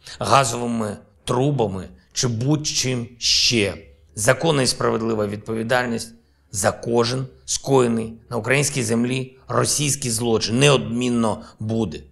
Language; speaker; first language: Ukrainian; non-native, local second language; Russian